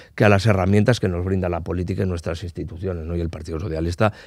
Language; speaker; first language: Spanish; non-native, local second language; Basque